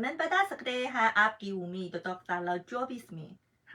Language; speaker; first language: Hindi; non-native, fluent; Chinese